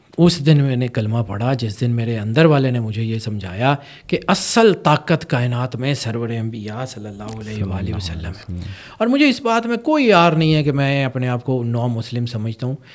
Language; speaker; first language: Urdu; non-native, local second language; Punjabi